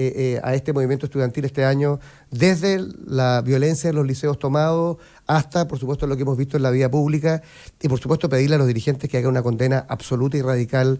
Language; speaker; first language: Spanish; native; Spanish